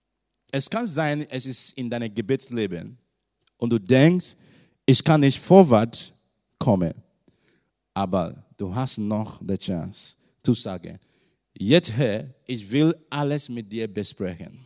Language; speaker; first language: German; non-native, learner; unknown